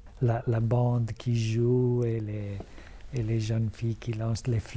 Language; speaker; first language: French; non-native, fluent; Italian